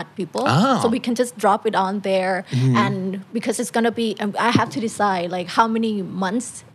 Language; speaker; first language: English; non-native, fluent; Thai